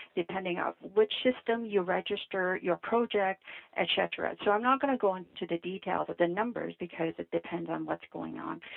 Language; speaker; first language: English; non-native, fluent; Vietnamese